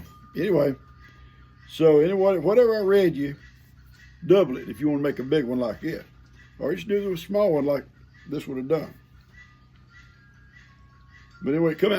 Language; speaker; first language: English; native; English